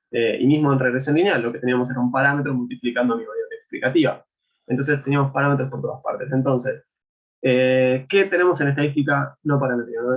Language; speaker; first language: Spanish; native; Spanish